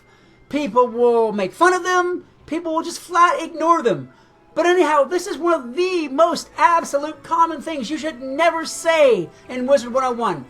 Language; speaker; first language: English; native; English